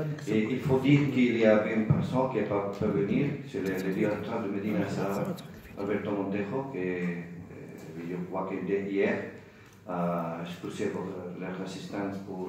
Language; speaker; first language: French; non-native, learner; Spanish